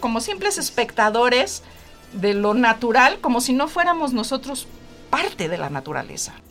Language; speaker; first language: Spanish; native; Spanish